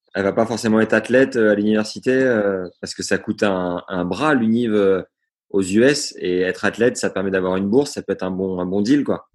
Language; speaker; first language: French; native; French